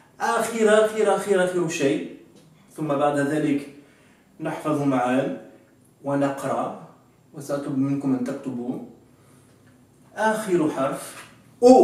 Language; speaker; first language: Arabic; non-native, fluent; French